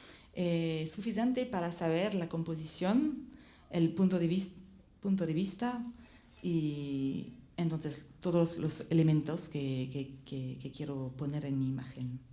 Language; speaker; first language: Spanish; non-native, learner; French